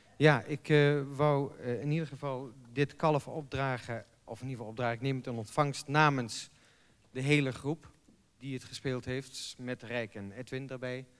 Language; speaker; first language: Dutch; native; Dutch